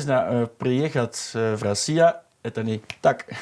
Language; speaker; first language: Russian; non-native, learner; Dutch